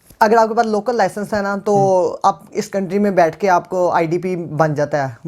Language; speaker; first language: Urdu; non-native, local second language; Punjabi